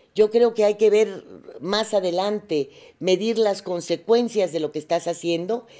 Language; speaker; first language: Spanish; native; Spanish